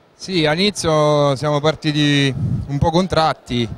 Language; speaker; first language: Italian; native; Italian